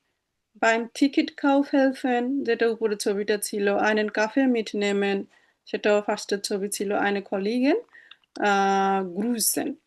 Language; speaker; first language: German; non-native, fluent; Bangla